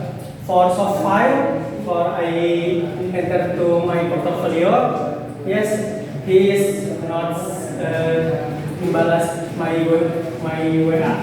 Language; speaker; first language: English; non-native, learner; Indonesian